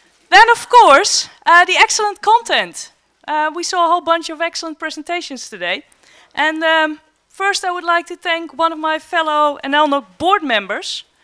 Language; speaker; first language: English; non-native, fluent; Dutch